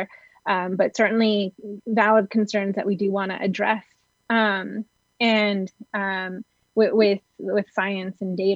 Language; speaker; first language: English; native; English